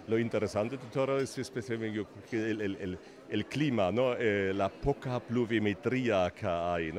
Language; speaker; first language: Spanish; non-native, fluent; German